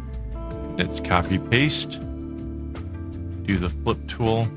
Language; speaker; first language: English; native; English